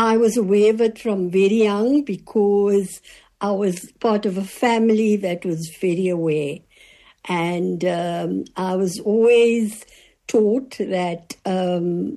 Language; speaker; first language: English; native; English